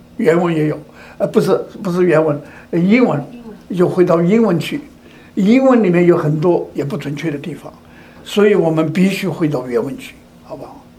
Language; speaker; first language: Chinese; native; Chinese